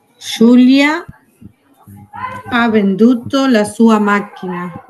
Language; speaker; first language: Italian; non-native, learner; Spanish